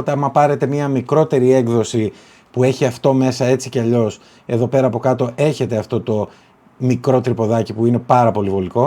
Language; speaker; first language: Greek; native; Greek